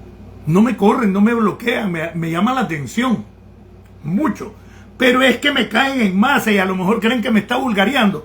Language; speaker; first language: Spanish; native; Spanish